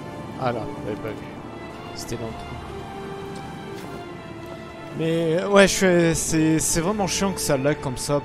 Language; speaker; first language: French; native; French